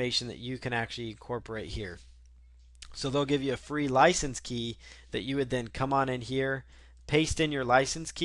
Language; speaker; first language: English; native; English